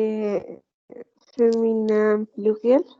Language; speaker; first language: French; non-native, learner; Spanish